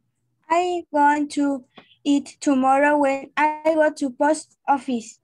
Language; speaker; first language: English; non-native, learner; Spanish